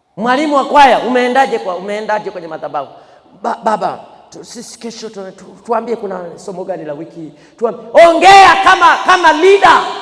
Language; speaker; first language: Swahili; native; Swahili